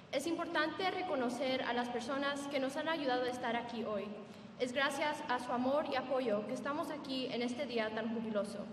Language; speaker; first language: Spanish; early bilingual, heritage; Spanish